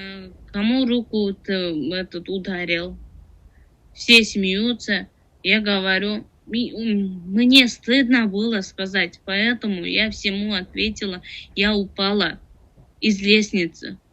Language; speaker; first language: Russian; non-native, learner; Tajik